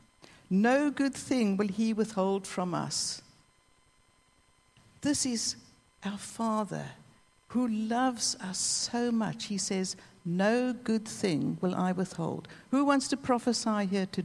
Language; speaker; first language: English; native; English